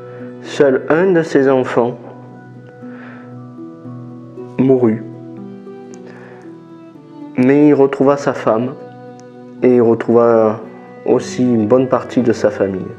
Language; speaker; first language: French; native; French